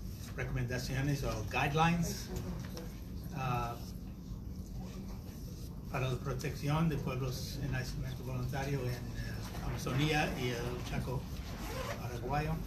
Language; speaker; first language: Spanish; non-native, fluent; English